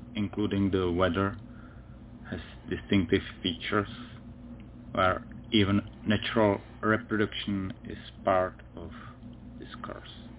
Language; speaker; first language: English; non-native, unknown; Czech